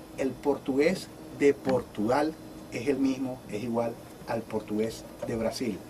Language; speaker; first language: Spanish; native; Spanish